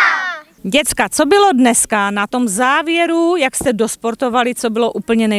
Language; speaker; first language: Czech; native; Czech